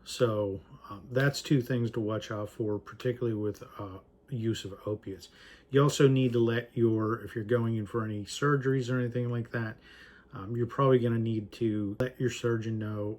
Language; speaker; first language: English; native; English